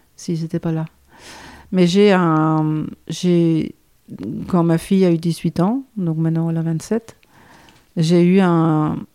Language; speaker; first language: French; non-native, fluent; Danish